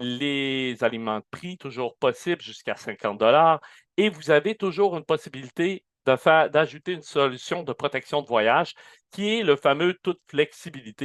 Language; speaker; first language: French; native; French